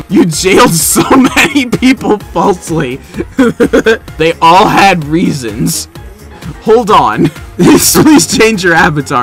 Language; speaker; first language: English; native; English